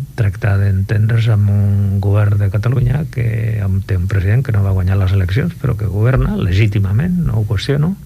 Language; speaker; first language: Catalan; non-native, local second language; Spanish